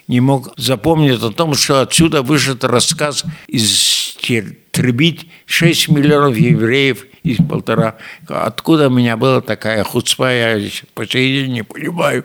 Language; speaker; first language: Russian; non-native, fluent; Yiddish